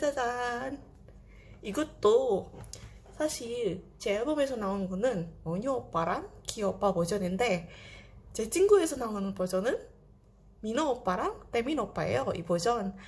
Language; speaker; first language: Korean; non-native, fluent; Indonesian